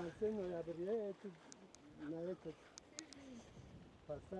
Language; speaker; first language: Russian; non-native, local second language; Tajik